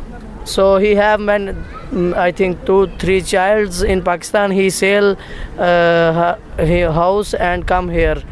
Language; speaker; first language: English; non-native, learner; Punjabi